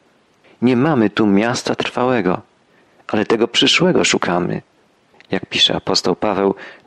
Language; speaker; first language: Polish; native; Polish